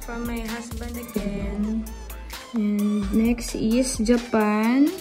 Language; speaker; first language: English; non-native, local second language; Filipino